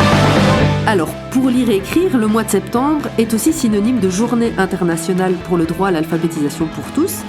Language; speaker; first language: French; native; French